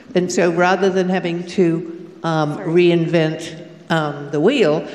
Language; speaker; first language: English; native; English